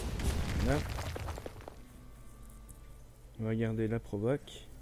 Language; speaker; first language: French; native; French